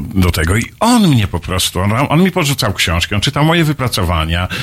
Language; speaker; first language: Polish; native; Polish